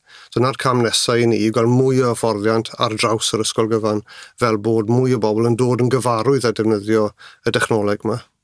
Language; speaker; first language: Welsh; native; Welsh